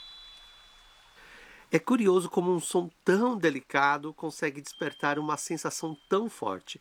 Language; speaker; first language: Portuguese; native; Portuguese